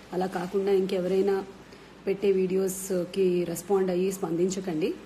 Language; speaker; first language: Telugu; non-native, local second language; Malayalam